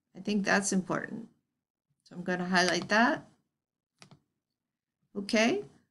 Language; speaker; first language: English; native; English